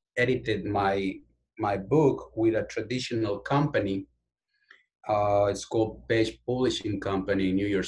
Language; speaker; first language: English; non-native, fluent; Spanish